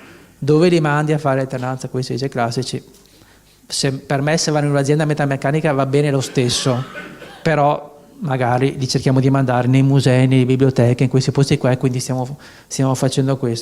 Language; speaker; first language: Italian; native; Italian